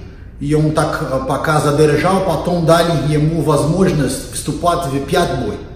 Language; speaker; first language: Russian; non-native, learner; Portuguese